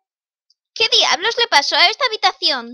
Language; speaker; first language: Spanish; native; Spanish